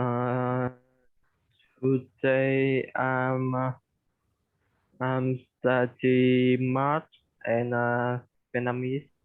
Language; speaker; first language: English; non-native, learner; Vietnamese